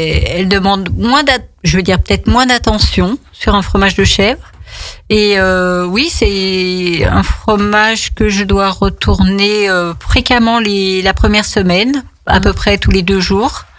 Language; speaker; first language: French; native; French